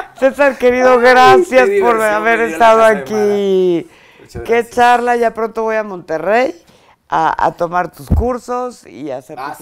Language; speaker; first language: Spanish; native; Spanish